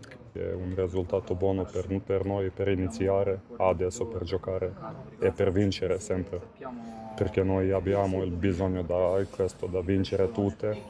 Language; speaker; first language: Italian; non-native, learner; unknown